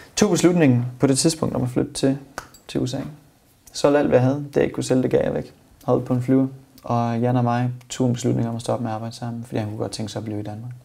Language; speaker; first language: Danish; native; Danish